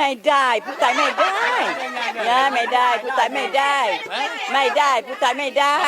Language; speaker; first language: Thai; non-native, local second language; Malay